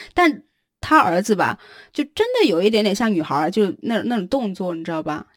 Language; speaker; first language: Chinese; native; Chinese